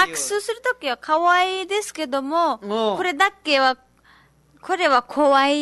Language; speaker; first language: Japanese; non-native, learner; Nepali